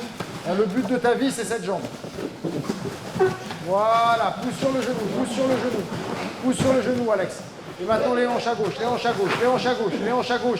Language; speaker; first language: French; native; French